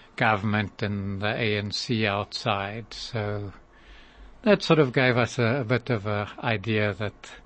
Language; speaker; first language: English; native; English